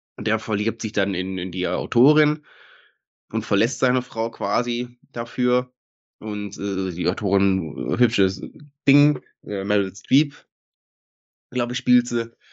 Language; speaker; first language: German; native; German